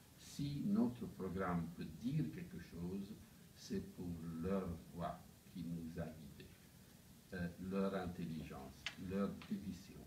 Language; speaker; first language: French; non-native, fluent; Italian